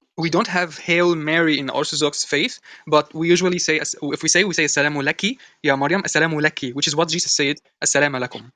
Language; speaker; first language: English; non-native, fluent; Arabic